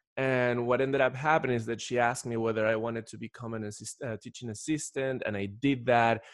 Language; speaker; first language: English; non-native, fluent; Spanish